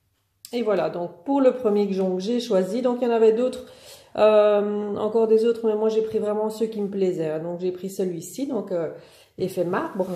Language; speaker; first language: French; native; French